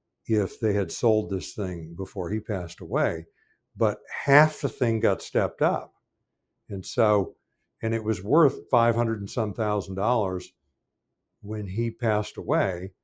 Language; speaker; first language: English; native; English